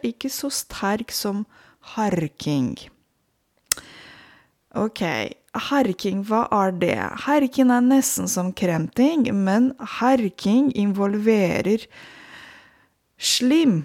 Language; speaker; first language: Norwegian; non-native, fluent; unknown